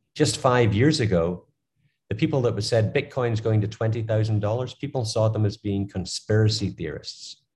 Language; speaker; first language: English; native; English